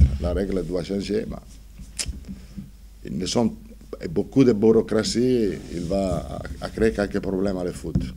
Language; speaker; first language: French; non-native, fluent; Italian